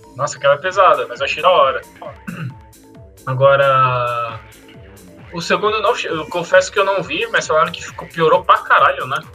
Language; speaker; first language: Portuguese; native; Portuguese